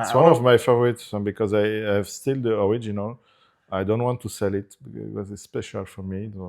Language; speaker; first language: English; non-native, fluent; Italian